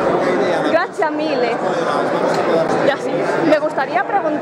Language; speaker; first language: Spanish; native; Spanish